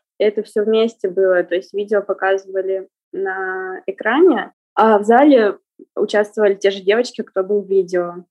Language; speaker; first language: Russian; native; Russian